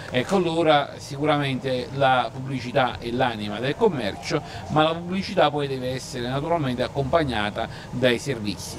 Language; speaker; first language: Italian; native; Italian